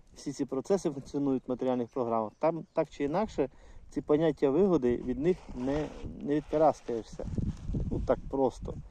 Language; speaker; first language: Ukrainian; non-native, local second language; Russian